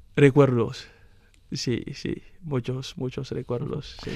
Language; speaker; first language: Spanish; non-native, fluent; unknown